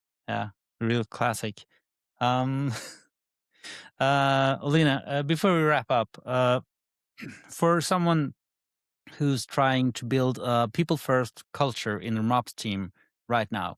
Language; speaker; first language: English; non-native, fluent; Norwegian